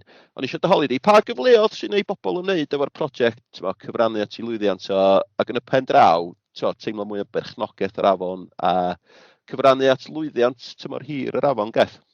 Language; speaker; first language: Welsh; native; Welsh